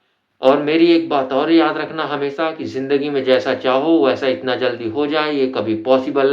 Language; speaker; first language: Hindi; native; Hindi